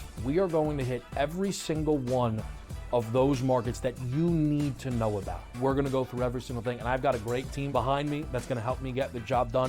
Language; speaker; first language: English; native; English